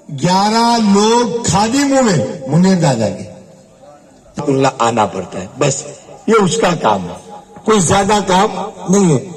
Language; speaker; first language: Urdu; non-native, local second language; Gujarati